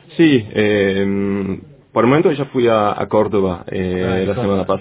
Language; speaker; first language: Spanish; non-native, fluent; French